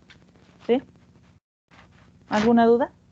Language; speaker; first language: Spanish; native; Spanish